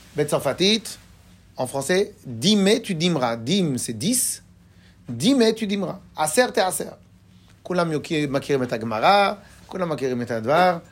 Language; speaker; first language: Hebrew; non-native, fluent; French